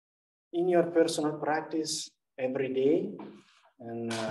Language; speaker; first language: English; non-native, fluent; Italian